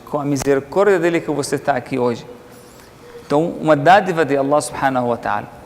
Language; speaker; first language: Portuguese; non-native, fluent; Arabic